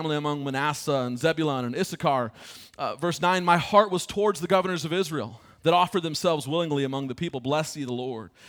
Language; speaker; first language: English; native; English